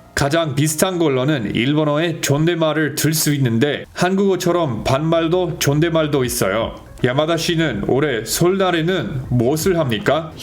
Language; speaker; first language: Korean; non-native, fluent; English